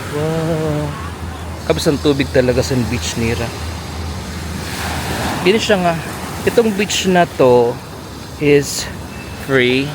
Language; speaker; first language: Filipino; non-native, local second language; Waray